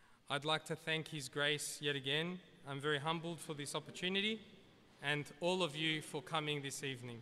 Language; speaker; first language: English; early bilingual, other home language; Greek